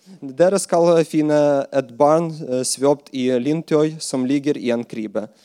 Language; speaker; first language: Norwegian; non-native, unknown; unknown